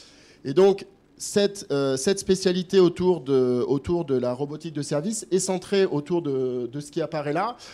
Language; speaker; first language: French; native; French